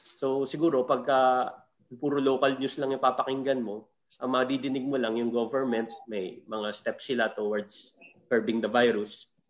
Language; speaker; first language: Filipino; native; Filipino